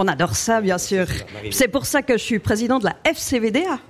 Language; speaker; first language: French; native; French